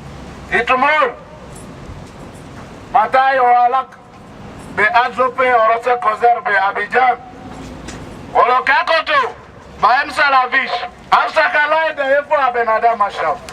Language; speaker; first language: Hebrew; non-native, learner; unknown